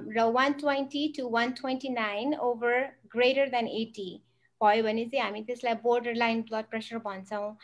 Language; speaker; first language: Nepali; native; Nepali